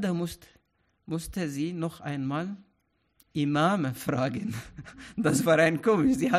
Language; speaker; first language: German; non-native, fluent; Arabic